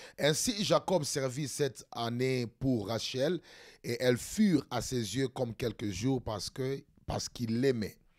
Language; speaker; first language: French; non-native, local second language; Lingala